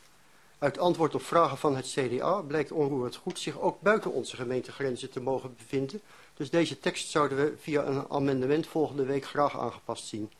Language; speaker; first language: Dutch; native; Dutch